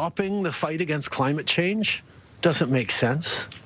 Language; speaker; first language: English; native; English